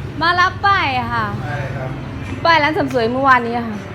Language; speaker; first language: Thai; native; Thai